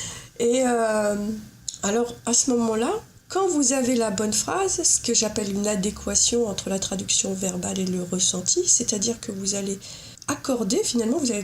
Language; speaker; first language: French; native; French